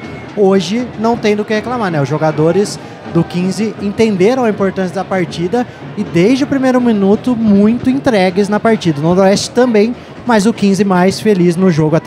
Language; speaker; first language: Portuguese; native; Portuguese